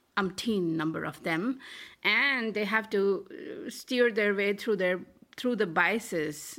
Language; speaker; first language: English; non-native, local second language; Hindi